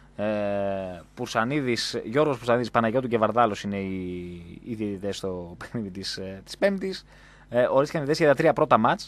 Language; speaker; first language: Greek; native; Greek